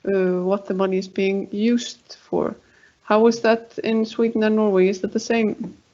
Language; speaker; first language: English; non-native, fluent; Icelandic